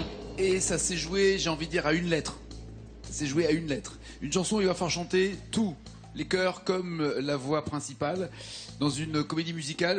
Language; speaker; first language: French; native; French